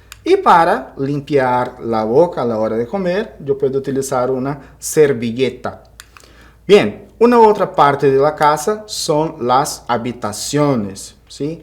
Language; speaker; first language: Spanish; non-native, fluent; Portuguese